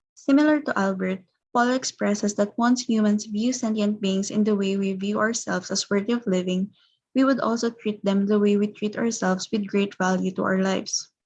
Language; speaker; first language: English; non-native, local second language; Filipino